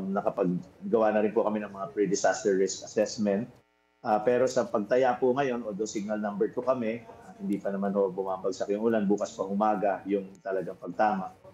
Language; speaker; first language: Filipino; native; Filipino